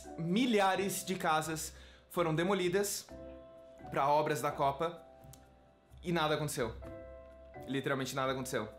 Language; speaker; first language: Portuguese; native; Portuguese